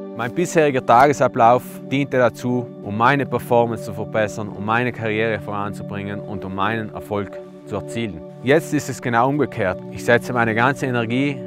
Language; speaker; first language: German; native; German